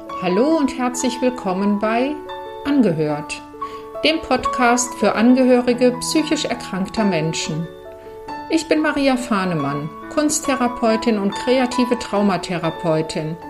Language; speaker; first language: German; native; German